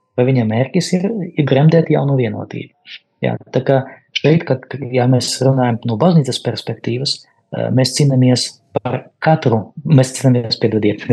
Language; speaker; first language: Latvian; non-native, local second language; Russian